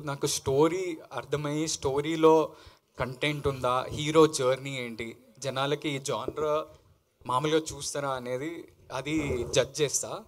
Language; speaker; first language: Telugu; native; Telugu